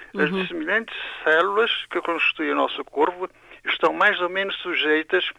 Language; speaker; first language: Portuguese; non-native, local second language; Kabuverdianu